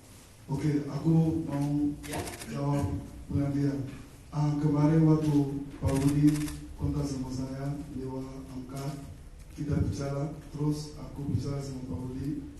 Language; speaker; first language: Indonesian; non-native, fluent; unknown